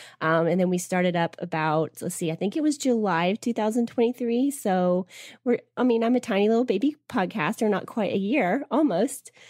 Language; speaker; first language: English; native; English